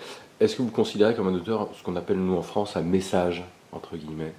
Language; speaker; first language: French; native; French